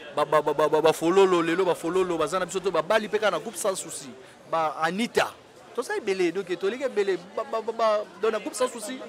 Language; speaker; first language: Lingala; native; Lingala